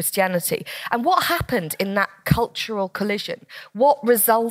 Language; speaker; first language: English; native; English